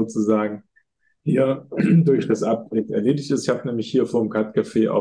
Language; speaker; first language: German; native; German